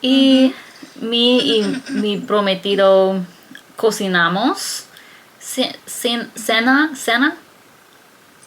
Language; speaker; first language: Spanish; non-native, learner; English